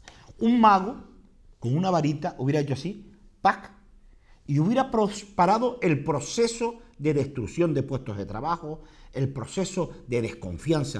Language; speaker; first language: Spanish; native; Spanish